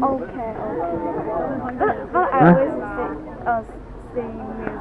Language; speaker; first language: English; non-native, learner; Chinese